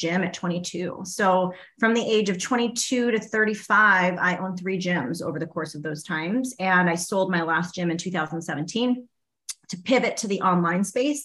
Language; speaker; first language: English; native; English